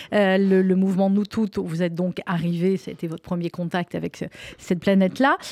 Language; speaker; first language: French; native; French